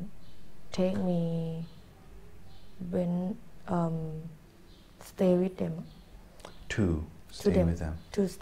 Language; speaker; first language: English; non-native, learner; Thai